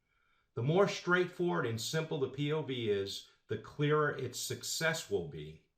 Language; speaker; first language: English; native; English